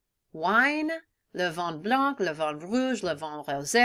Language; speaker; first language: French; non-native, fluent; English